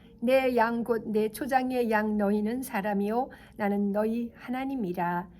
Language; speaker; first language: Korean; native; Korean